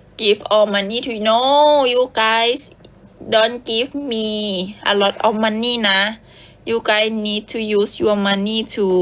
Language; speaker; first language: English; non-native, learner; Thai